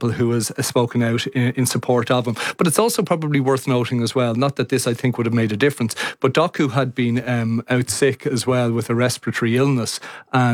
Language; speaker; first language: English; native; English